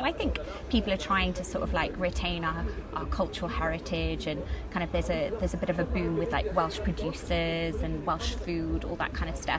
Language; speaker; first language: English; native; English